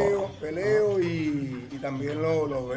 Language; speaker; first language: Spanish; native; Spanish